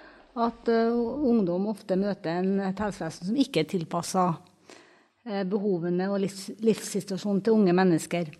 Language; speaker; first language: Norwegian; native; Norwegian